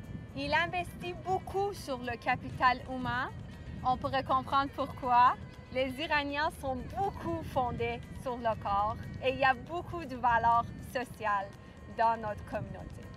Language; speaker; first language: French; non-native, fluent; Persian